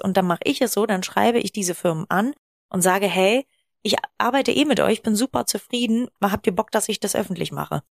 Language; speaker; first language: German; native; German